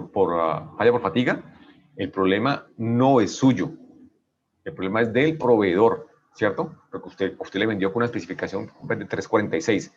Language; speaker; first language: Spanish; native; Spanish